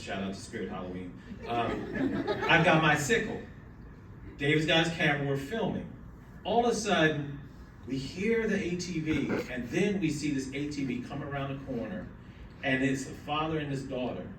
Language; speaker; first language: English; native; English